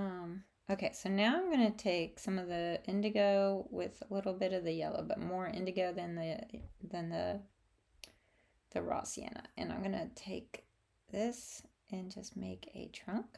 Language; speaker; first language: English; native; English